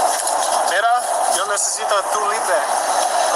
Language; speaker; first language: Spanish; non-native, learner; English